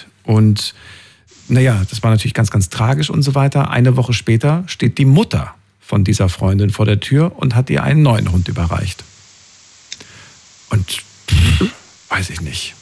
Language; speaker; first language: German; native; German